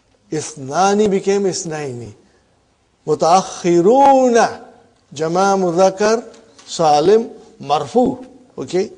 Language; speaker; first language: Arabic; non-native, fluent; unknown